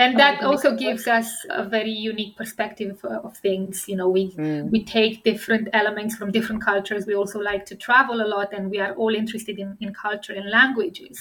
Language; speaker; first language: English; non-native, fluent; Romanian